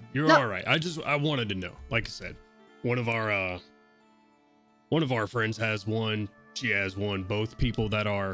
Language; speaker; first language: English; native; English